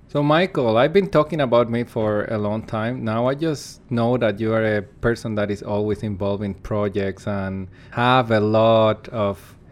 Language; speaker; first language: English; non-native, fluent; Spanish